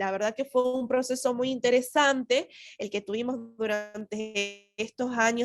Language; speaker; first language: Spanish; native; Spanish